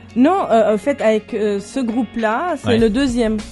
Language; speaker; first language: French; non-native, local second language; Armenian